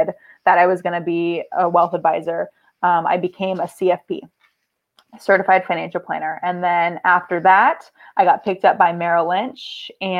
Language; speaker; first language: English; native; English